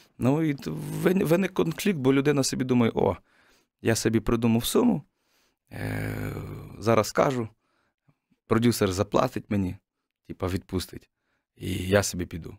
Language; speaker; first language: Ukrainian; native; Ukrainian